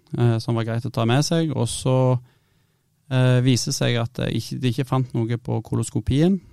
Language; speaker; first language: Norwegian; native; Norwegian